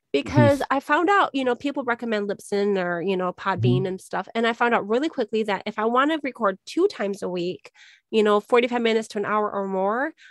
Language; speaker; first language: English; native; English